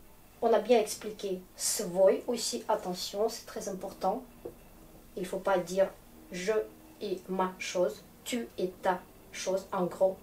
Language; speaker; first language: French; non-native, fluent; Russian